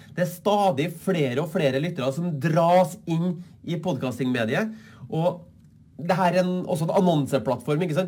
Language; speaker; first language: Norwegian; native; Norwegian